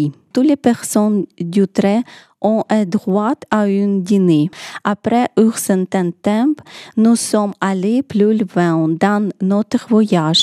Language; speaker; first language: French; non-native, learner; Ukrainian